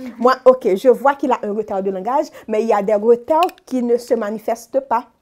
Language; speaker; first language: French; non-native, local second language; Haitian Creole